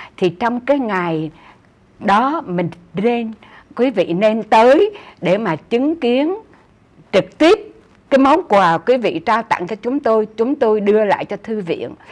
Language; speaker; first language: Vietnamese; native; Vietnamese